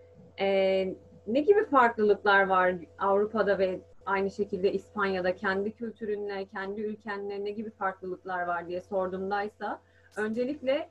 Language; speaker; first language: Turkish; native; Turkish